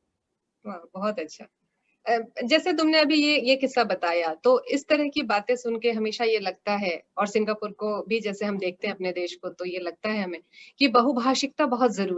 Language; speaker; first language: Hindi; native; Hindi